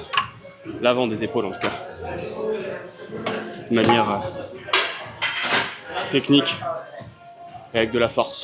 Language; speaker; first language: French; native; French